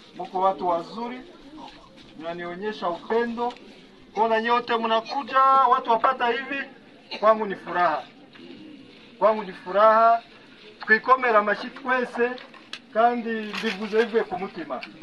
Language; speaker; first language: Swahili; non-native, local second language; Kinyarwanda